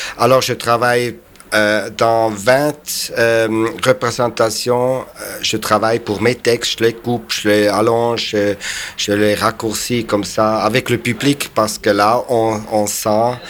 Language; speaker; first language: French; non-native, local second language; Swiss German